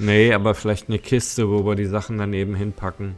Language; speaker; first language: German; native; German